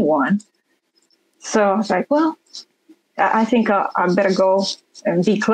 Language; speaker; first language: English; non-native, fluent; Spanish